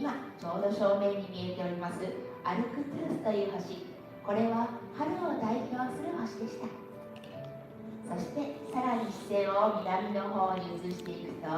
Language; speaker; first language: Japanese; native; Japanese